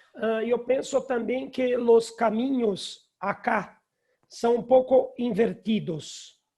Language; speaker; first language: Spanish; non-native, learner; Portuguese